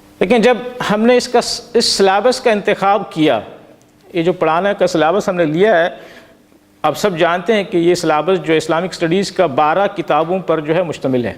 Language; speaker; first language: Urdu; native; Urdu